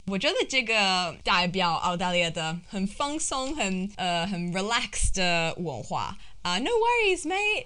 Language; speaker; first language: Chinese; non-native, fluent; English